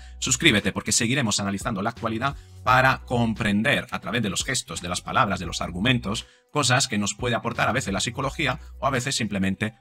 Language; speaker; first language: Spanish; native; Spanish